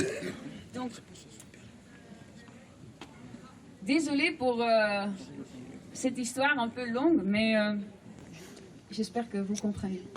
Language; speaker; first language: French; non-native, fluent; Dutch